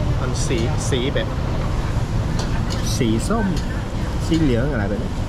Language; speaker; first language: Thai; non-native, fluent; English